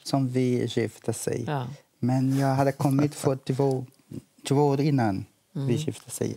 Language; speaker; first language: Swedish; non-native, learner; Portuguese